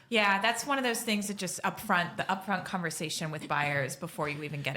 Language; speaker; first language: English; native; English